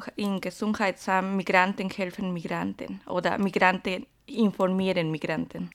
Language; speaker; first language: German; non-native, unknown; Spanish